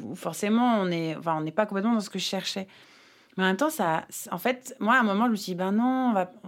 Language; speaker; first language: French; native; French